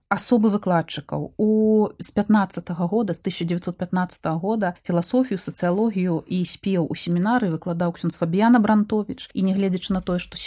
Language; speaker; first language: Belarusian; native; Belarusian